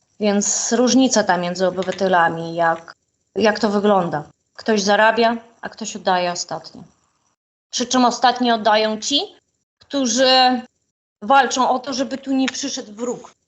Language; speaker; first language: Polish; non-native, fluent; Ukrainian